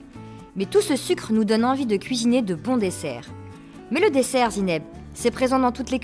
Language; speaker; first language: French; native; French